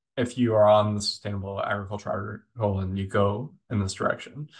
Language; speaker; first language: English; native; English